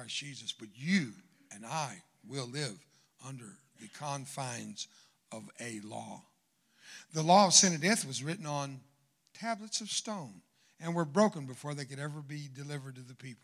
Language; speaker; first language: English; early bilingual, other home language; Spanish